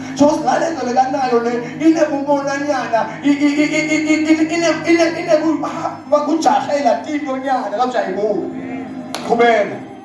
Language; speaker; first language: Zulu; non-native, local second language; Swati